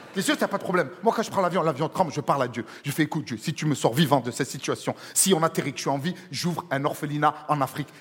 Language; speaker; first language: French; native; French